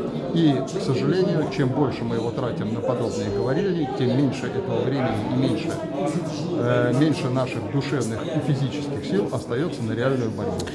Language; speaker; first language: Russian; native; Russian